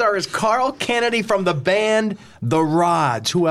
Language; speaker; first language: English; native; English